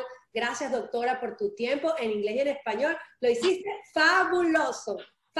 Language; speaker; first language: Spanish; early bilingual, heritage; Spanish